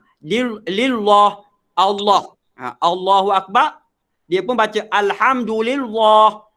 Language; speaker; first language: Malay; native; Malay